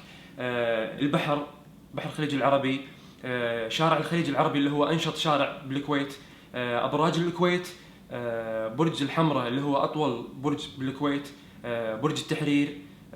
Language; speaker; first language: Arabic; native; Arabic